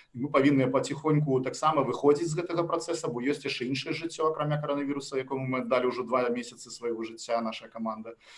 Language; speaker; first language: Belarusian; non-native, local second language; Russian